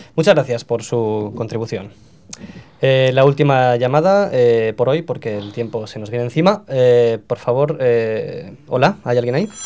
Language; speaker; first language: Spanish; non-native, local second language; Catalan